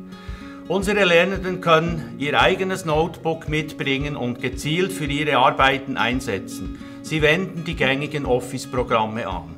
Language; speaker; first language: German; native; German